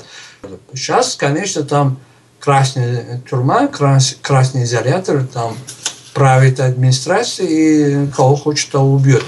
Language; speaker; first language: Russian; non-native, local second language; Uzbek